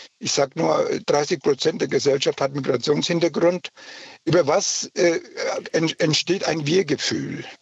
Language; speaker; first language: German; early bilingual, other home language; Turkish